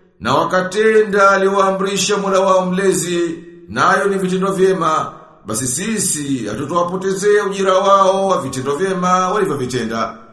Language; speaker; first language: Swahili; native; Swahili